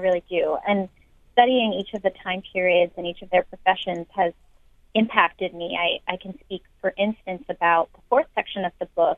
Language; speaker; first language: English; native; English